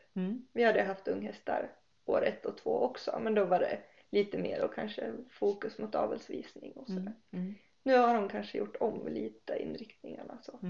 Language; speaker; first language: Swedish; native; Swedish